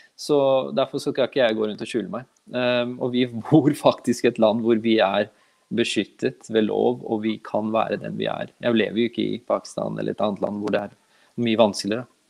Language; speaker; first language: Norwegian; early bilingual, other home language; Urdu